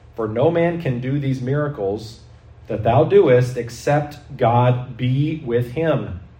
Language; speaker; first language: English; native; English